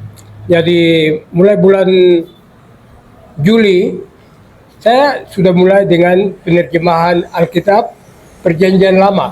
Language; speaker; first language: Indonesian; non-native, local second language; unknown